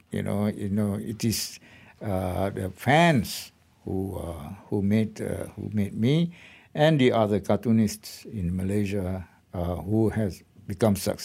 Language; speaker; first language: English; non-native, local second language; Malay